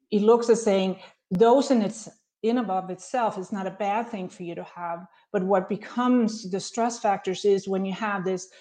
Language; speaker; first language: English; non-native, fluent; Danish